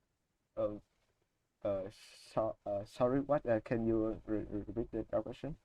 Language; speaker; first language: English; non-native, learner; Vietnamese